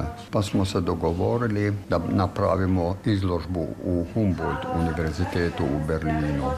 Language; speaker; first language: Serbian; non-native, fluent; German